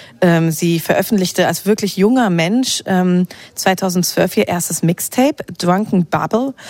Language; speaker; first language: German; native; German